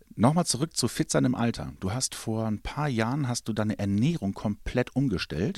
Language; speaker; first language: German; native; German